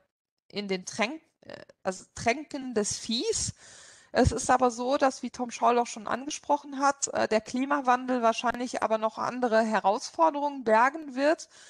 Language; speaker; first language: German; non-native, local second language; Luxembourgish